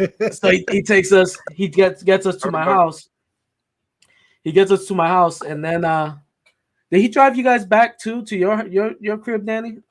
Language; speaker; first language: English; native; English